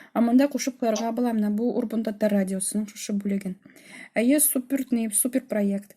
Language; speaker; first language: Tatar; native; Tatar